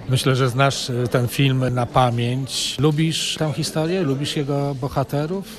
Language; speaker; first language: Polish; native; Polish